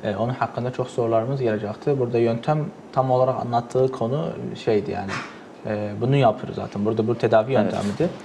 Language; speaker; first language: Turkish; native; Turkish